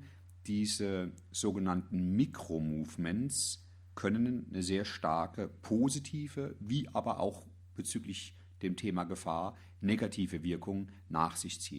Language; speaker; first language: German; native; German